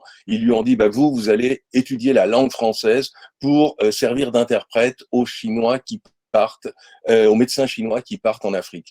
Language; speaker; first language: French; native; French